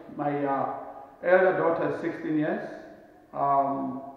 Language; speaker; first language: English; non-native, local second language; Northern Sotho